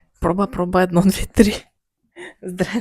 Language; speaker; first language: Bulgarian; native; Bulgarian